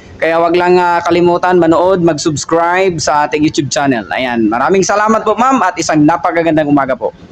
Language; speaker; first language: Filipino; native; Filipino